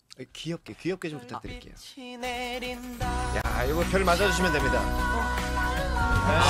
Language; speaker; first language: Korean; native; Korean